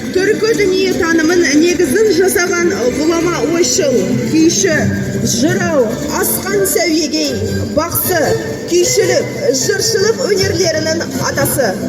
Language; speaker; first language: Kazakh; non-native, local second language; Russian